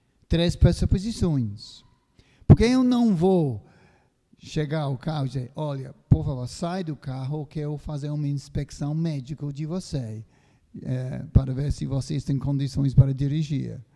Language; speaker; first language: Portuguese; non-native, fluent; English